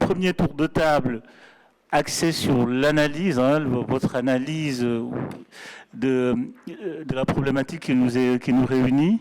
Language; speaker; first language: French; non-native, local second language; Wolof